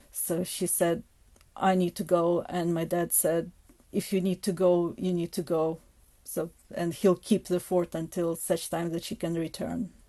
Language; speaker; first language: English; non-native, fluent; Ukrainian